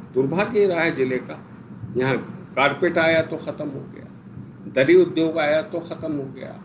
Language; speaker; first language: Hindi; native; Hindi